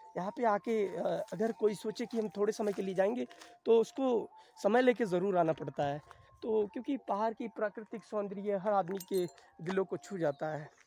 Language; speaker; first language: Hindi; non-native, local second language; Bangla